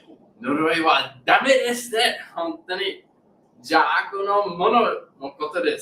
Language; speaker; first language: Japanese; non-native, learner; English